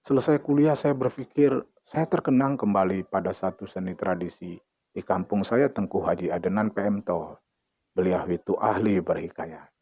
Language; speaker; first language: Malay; non-native, local second language; Achinese